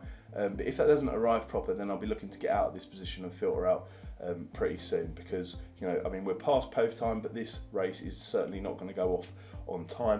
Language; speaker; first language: English; native; English